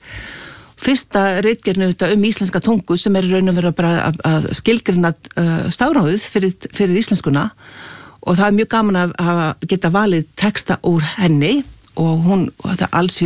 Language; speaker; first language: Icelandic; native; Icelandic